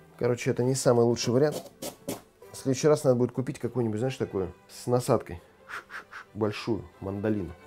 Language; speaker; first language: Russian; native; Russian